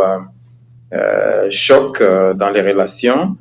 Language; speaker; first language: French; non-native, local second language; Kinyarwanda